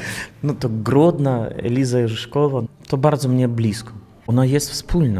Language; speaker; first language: Polish; non-native, learner; Belarusian